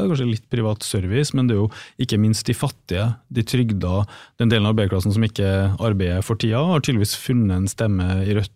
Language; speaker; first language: Norwegian; native; Norwegian